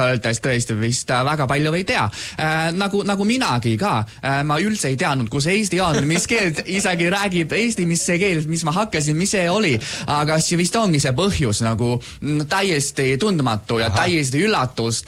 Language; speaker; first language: Estonian; non-native, fluent; Chinese